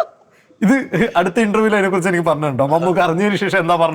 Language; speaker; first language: Malayalam; native; Malayalam